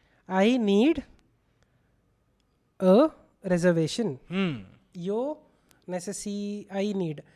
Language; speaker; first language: English; non-native, local second language; Hindi